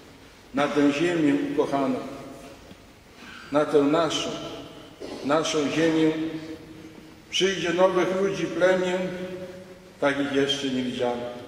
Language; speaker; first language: Polish; native; Polish